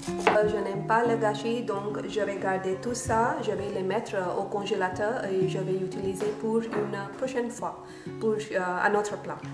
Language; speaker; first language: French; non-native, fluent; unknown